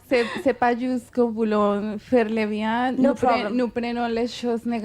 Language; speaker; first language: French; non-native, fluent; Spanish